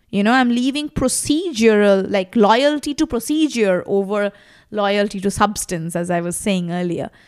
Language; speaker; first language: English; non-native, local second language; Bangla